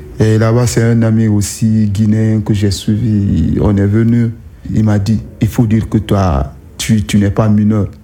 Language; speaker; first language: French; non-native, local second language; Susu